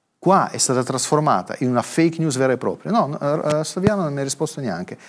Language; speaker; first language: Italian; non-native, fluent; Russian